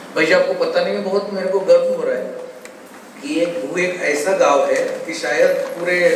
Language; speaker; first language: Hindi; non-native, local second language; Marathi